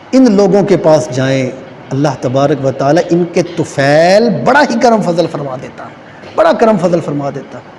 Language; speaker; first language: Urdu; native; Urdu